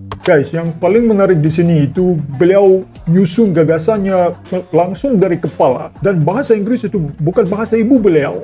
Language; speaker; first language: Indonesian; non-native, fluent; Russian